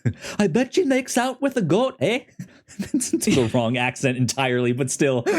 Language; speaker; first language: English; native; English